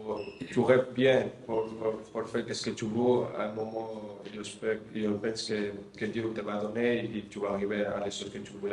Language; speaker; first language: French; non-native, fluent; Spanish